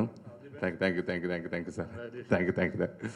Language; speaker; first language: Telugu; native; Telugu